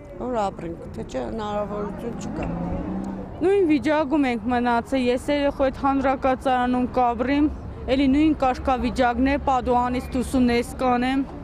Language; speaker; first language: Armenian; native; Armenian